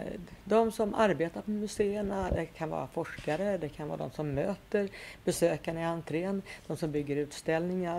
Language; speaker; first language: Swedish; native; Swedish